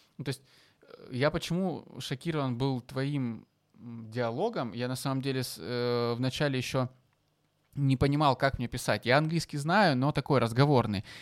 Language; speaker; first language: Russian; native; Russian